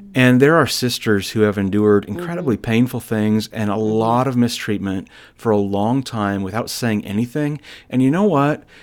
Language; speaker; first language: English; native; English